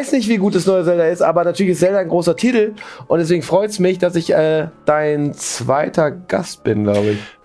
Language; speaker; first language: German; native; German